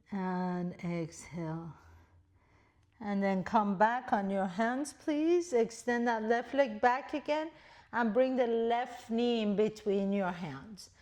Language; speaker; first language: English; native; English